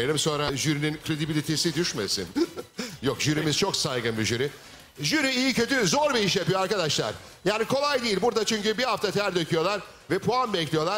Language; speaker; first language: Turkish; native; Turkish